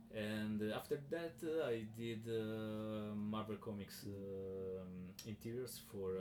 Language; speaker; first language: English; non-native, learner; Italian